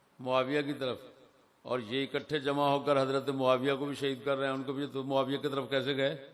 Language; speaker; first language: Urdu; non-native, local second language; Punjabi